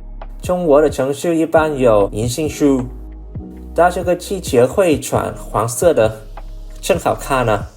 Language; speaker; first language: Chinese; non-native, learner; Vietnamese